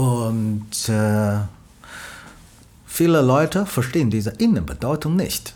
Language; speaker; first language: German; non-native, learner; Chinese